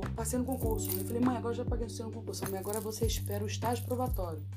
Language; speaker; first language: Portuguese; native; Portuguese